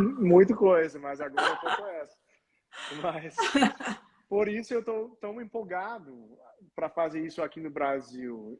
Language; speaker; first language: Portuguese; non-native, fluent; English